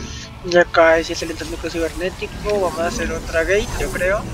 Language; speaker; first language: Spanish; native; Spanish